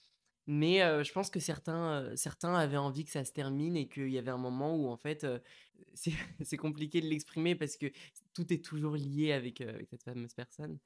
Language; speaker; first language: French; native; French